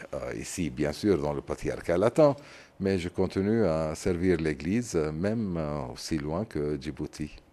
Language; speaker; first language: French; non-native, fluent; Arabic